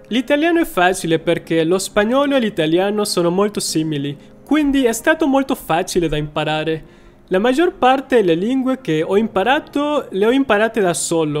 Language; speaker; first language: Italian; non-native, fluent; Spanish